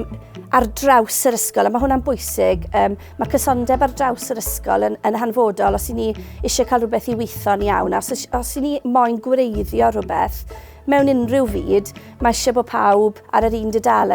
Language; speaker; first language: Welsh; native; Welsh